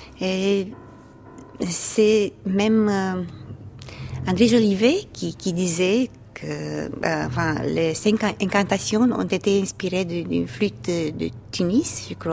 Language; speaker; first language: French; non-native, fluent; Romanian